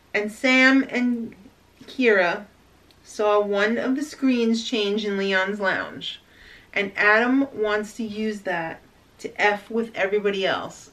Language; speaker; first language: English; native; English